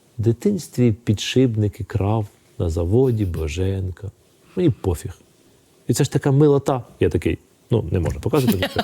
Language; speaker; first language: Ukrainian; non-native, local second language; Russian